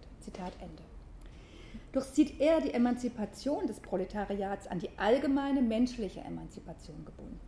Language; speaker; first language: German; native; German